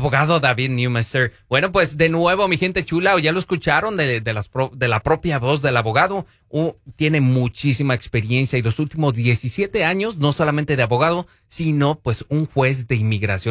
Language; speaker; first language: Spanish; native; Spanish